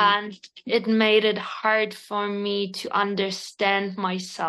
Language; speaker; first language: English; non-native, fluent; Spanish